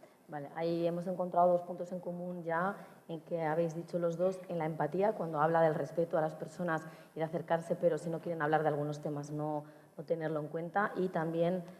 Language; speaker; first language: Spanish; native; Spanish